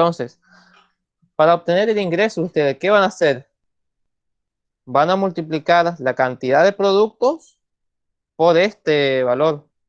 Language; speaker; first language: Spanish; native; Spanish